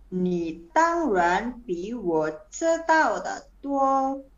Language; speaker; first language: Chinese; non-native, learner; Indonesian